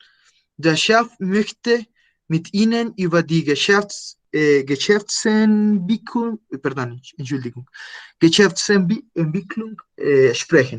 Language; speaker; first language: German; non-native, fluent; Spanish